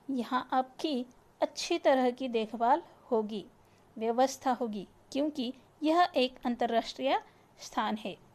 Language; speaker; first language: Hindi; non-native, local second language; Marathi